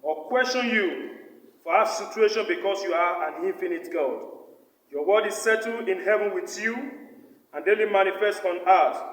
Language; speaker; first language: English; non-native, local second language; Yoruba